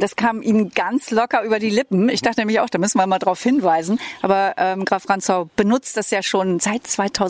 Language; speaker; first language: German; native; German